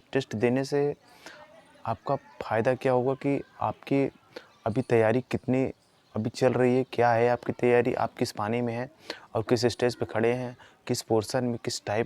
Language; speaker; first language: Hindi; native; Hindi